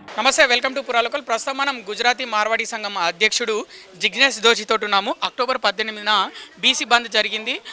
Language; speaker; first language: Telugu; native; Telugu